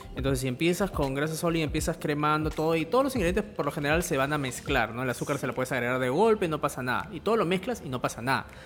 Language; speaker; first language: Spanish; native; Spanish